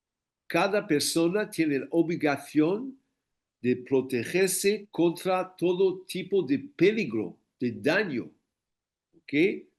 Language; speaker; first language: Spanish; non-native, fluent; English